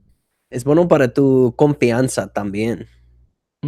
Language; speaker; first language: Spanish; non-native, fluent; English